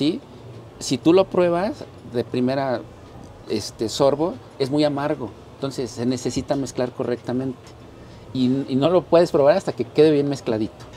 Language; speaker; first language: Spanish; native; Spanish